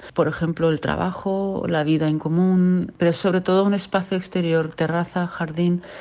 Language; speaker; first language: Spanish; non-native, fluent; Danish